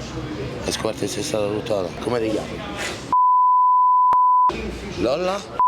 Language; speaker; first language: Italian; native; Italian